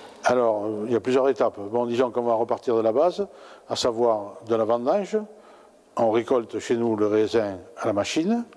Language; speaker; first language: French; native; French